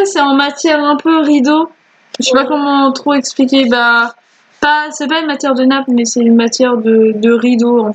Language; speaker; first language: French; native; French